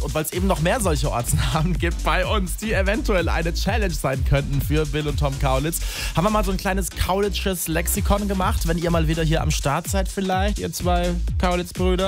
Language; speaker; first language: German; native; German